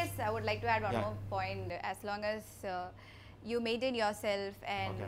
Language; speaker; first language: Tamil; non-native, local second language; Malayalam